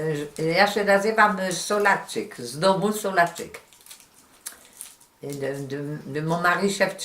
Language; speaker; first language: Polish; early bilingual, heritage; Polish